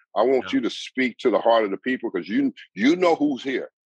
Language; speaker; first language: English; native; English